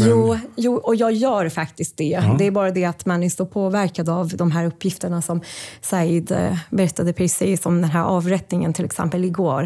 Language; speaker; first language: Swedish; non-native, fluent; Persian